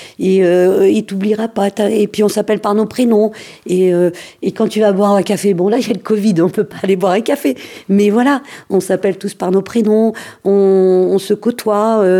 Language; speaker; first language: French; early bilingual, other home language; Arabic